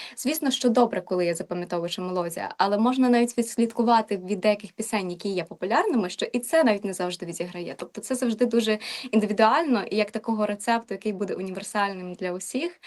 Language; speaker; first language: Ukrainian; native; Ukrainian